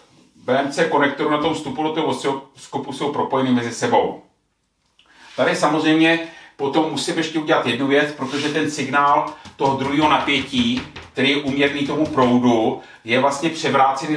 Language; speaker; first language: Czech; native; Czech